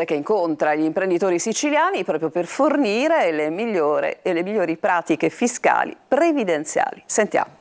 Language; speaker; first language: Italian; native; Italian